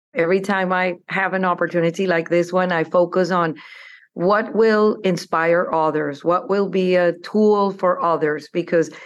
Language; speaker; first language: English; non-native, fluent; Spanish